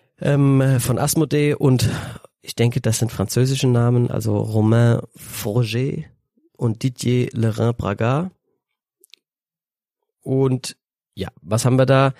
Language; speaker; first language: German; native; German